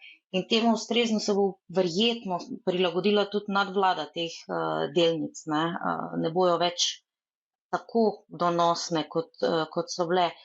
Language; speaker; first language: Slovenian; native; Slovenian